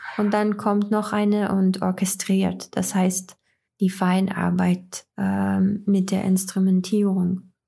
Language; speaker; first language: German; non-native, fluent; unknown